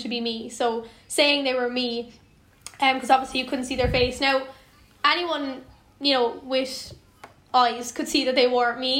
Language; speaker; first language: English; native; English